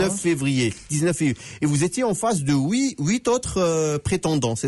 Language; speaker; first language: French; native; French